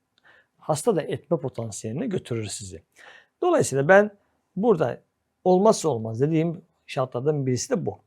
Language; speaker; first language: Turkish; native; Turkish